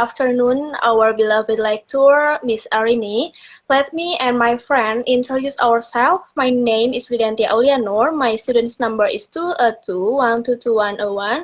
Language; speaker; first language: English; non-native, learner; Indonesian